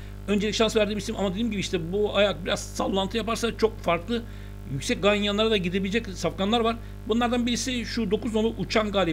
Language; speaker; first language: Turkish; native; Turkish